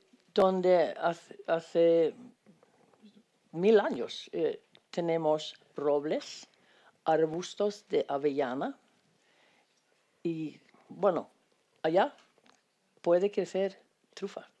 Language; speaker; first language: Spanish; non-native, fluent; Swedish